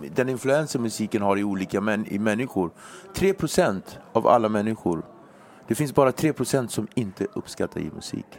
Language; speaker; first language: Swedish; native; Swedish